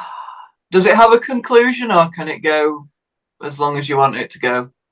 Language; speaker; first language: English; native; English